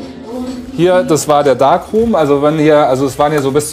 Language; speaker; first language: German; native; German